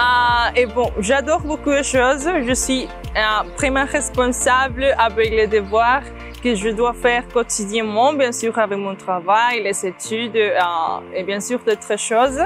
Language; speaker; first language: French; non-native, fluent; Spanish